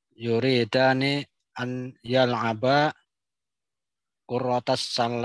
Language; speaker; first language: Arabic; non-native, learner; Indonesian